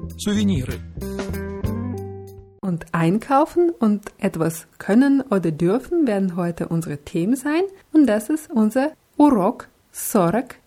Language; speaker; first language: German; non-native, fluent; Russian